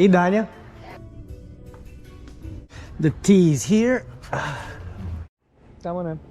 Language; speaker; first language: Vietnamese; non-native, fluent; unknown